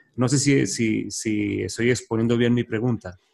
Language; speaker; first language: Spanish; native; Spanish